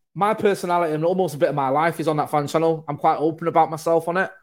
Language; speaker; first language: English; native; English